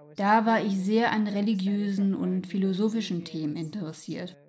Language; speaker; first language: German; non-native, fluent; Ukrainian